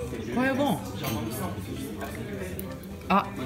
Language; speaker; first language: French; non-native, learner; Japanese